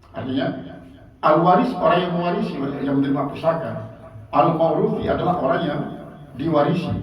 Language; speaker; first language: Indonesian; non-native, local second language; Sasak